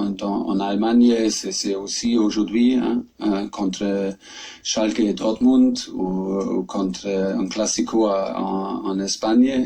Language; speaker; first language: French; non-native, learner; German